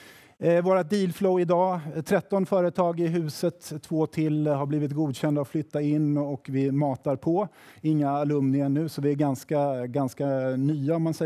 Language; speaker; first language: Swedish; native; Swedish